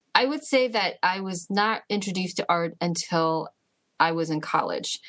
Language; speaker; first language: English; early bilingual, other home language; Chinese